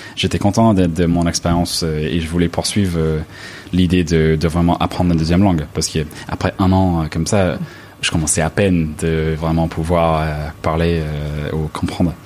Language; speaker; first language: French; non-native, fluent; English